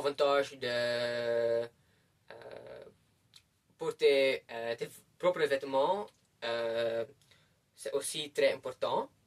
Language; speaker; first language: French; non-native, learner; Dutch